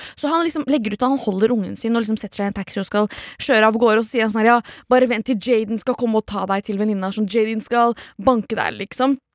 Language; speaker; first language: Norwegian; early bilingual, other home language; Kurdish